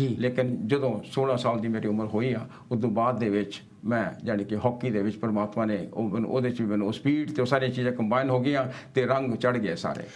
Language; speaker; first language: Punjabi; early bilingual, heritage; Punjabi